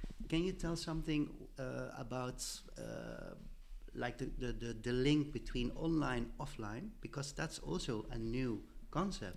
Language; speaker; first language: English; non-native, fluent; Dutch